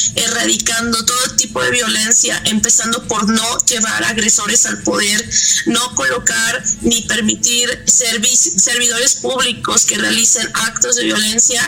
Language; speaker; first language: Spanish; native; Spanish